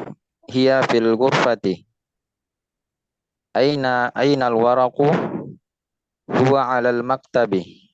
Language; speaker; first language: Arabic; non-native, learner; Indonesian